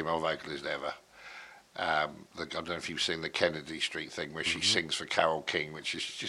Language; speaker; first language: English; native; English